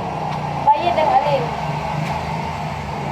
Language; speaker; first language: Filipino; non-native, local second language; Cebuano